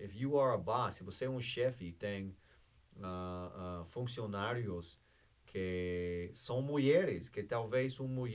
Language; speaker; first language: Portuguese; non-native, fluent; English